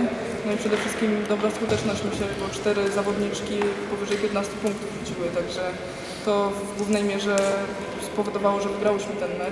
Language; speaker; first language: Polish; native; Polish